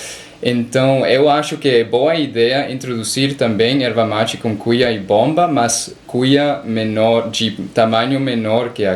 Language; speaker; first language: Portuguese; non-native, learner; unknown